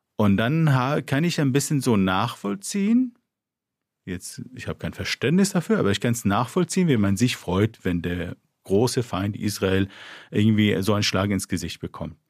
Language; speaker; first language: German; non-native, fluent; Arabic